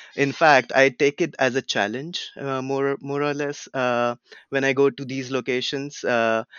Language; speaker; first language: English; non-native, local second language; Marathi